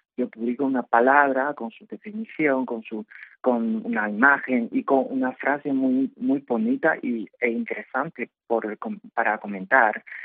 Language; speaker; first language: Spanish; non-native, fluent; Chinese